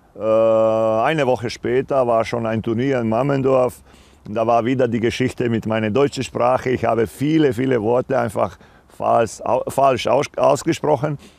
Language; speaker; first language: German; non-native, fluent; Croatian